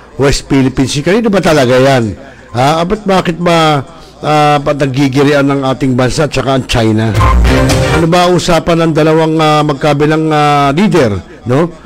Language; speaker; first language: Filipino; native; Filipino